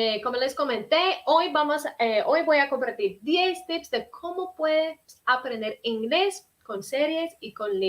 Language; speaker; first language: Spanish; early bilingual, heritage; Spanish